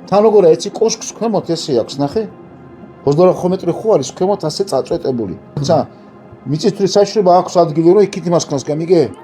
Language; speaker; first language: Georgian; non-native, local second language; Svan